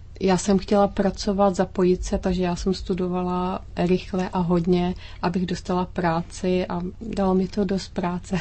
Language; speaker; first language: Czech; native; Czech